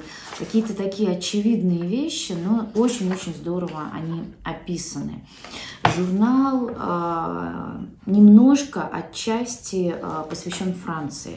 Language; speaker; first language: Russian; native; Russian